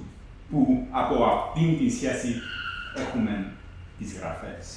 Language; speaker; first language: Greek; non-native, fluent; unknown